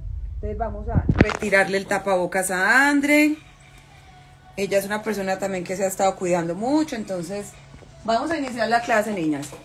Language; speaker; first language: Spanish; native; Spanish